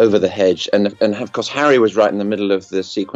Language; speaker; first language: English; native; English